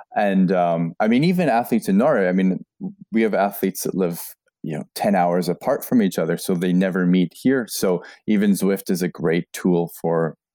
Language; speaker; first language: English; native; English